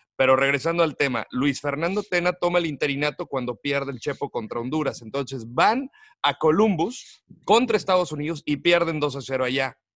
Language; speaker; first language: Spanish; native; Spanish